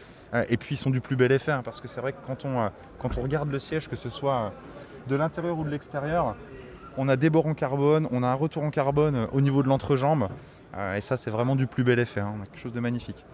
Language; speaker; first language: French; native; French